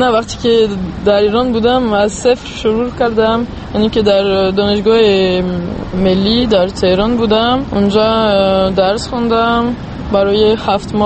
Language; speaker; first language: Persian; non-native, fluent; French